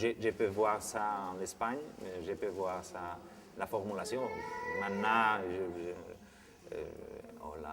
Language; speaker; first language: French; non-native, fluent; Spanish